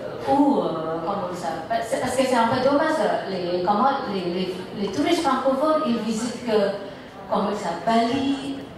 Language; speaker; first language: French; non-native, fluent; Indonesian